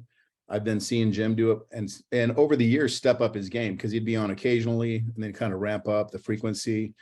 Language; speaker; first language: English; native; English